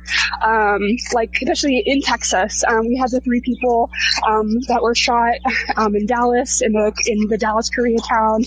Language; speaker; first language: English; native; English